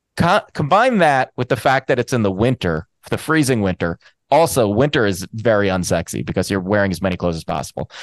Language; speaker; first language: English; native; English